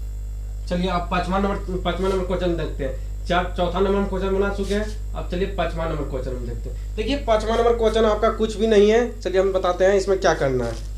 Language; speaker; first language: Hindi; native; Hindi